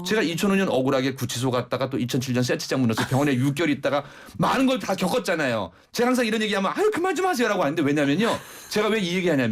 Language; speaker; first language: Korean; native; Korean